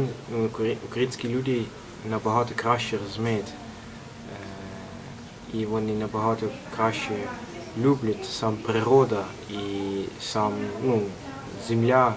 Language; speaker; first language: Ukrainian; non-native, learner; Dutch